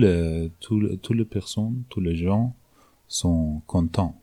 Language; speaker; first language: French; non-native, learner; Persian